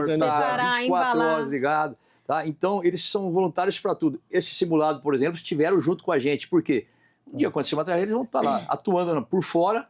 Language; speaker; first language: Portuguese; native; Portuguese